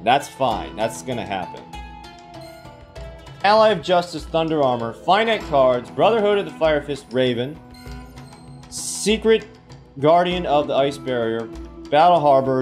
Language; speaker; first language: English; native; English